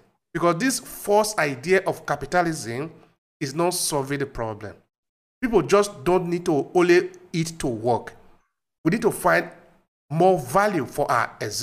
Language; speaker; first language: English; non-native, local second language; Esan